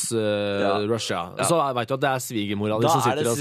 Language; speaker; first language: Norwegian; native; Norwegian